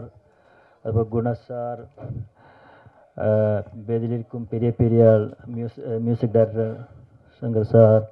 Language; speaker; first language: Tamil; non-native, learner; Malayalam